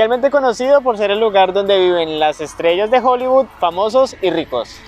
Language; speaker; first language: Spanish; native; Spanish